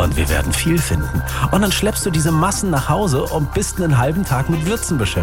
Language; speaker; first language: German; native; German